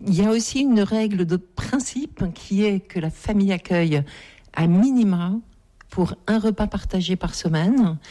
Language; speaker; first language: French; native; French